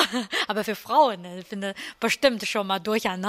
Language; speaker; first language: German; non-native, learner; Chinese